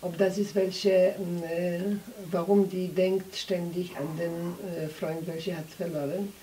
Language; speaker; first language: German; non-native, learner; Polish